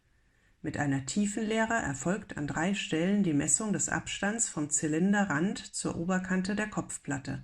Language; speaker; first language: German; native; German